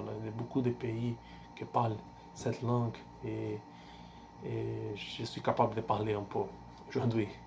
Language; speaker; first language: French; non-native, learner; Portuguese